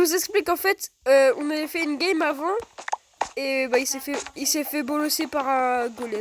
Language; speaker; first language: French; native; French